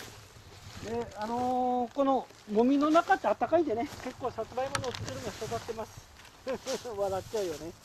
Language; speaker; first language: Japanese; native; Japanese